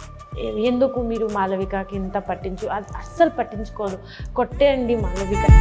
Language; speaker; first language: Telugu; non-native, fluent; Bangla